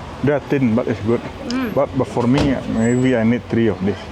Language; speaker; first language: English; non-native, fluent; Indonesian